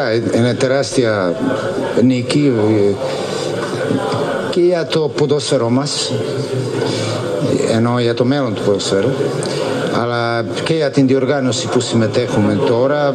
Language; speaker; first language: Greek; non-native, fluent; Serbian